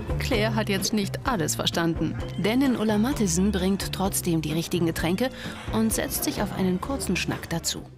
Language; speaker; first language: German; native; German